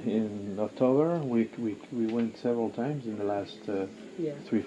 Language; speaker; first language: English; non-native, fluent; Chinese